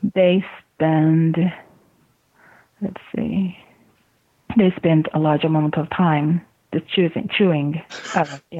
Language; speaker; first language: English; non-native, fluent; Japanese